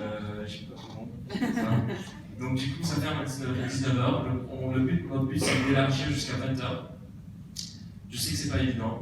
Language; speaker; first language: French; native; French